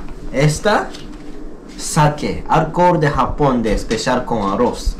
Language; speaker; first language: Spanish; non-native, learner; Japanese